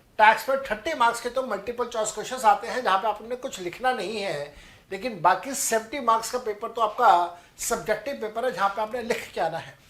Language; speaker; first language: Hindi; non-native, local second language; Punjabi